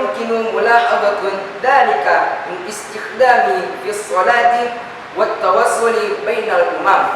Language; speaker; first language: Arabic; non-native, learner; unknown